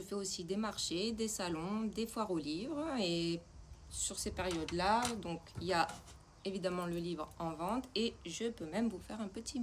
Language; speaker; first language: French; native; French